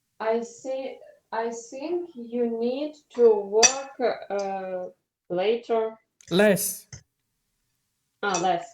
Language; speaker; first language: English; non-native, learner; Ukrainian